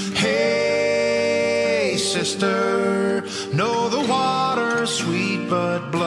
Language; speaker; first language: English; non-native, fluent; Arabic